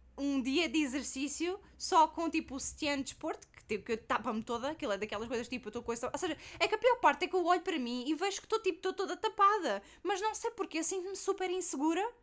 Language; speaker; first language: Portuguese; native; Portuguese